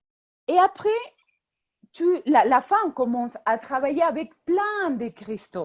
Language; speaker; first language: French; non-native, fluent; Spanish